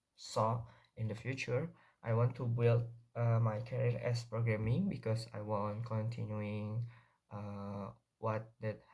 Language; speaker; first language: English; non-native, learner; Indonesian